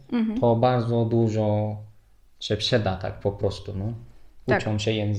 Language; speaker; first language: Polish; non-native, fluent; Turkish